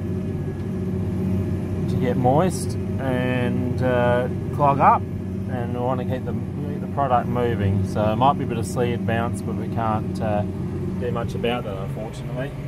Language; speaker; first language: English; native; English